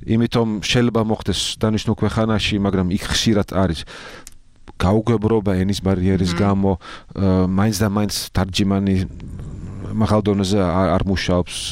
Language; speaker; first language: Georgian; non-native, fluent; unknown